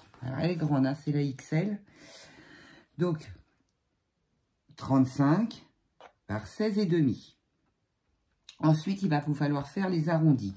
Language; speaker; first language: French; native; French